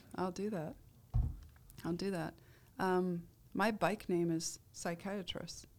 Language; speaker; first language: English; native; English